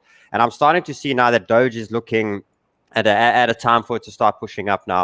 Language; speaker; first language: English; native; English